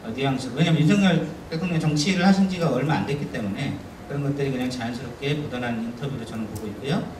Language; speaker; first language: Korean; native; Korean